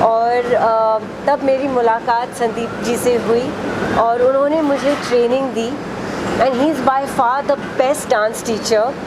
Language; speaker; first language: Hindi; native; Hindi